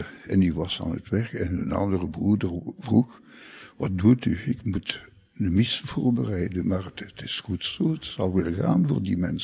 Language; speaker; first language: Dutch; non-native, local second language; French